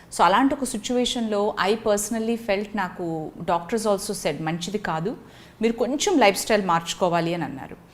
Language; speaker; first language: Telugu; native; Telugu